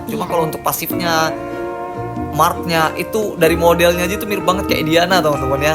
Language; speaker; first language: Indonesian; native; Indonesian